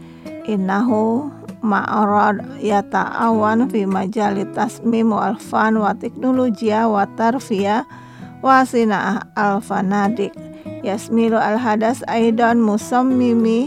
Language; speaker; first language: Arabic; non-native, fluent; Indonesian